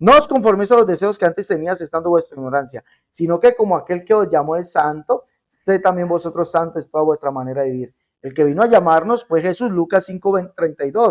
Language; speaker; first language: Spanish; native; Spanish